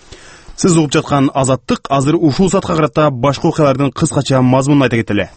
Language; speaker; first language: Kyrgyz; native; Kyrgyz